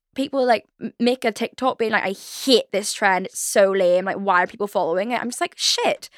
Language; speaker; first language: English; native; English